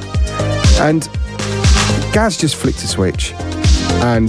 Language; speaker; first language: English; native; English